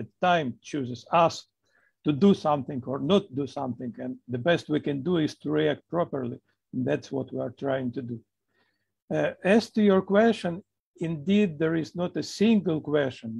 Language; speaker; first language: English; non-native, fluent; Ukrainian